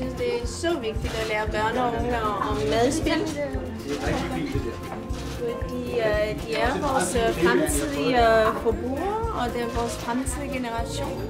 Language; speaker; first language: Danish; non-native, fluent; French